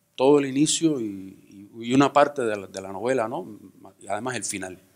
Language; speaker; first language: Spanish; native; Spanish